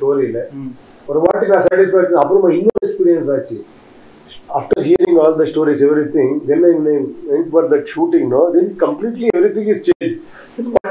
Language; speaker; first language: Tamil; non-native, learner; Kannada